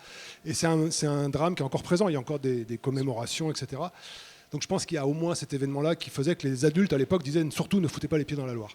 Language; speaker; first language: French; native; French